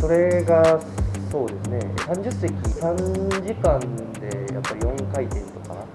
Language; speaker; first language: Japanese; native; Japanese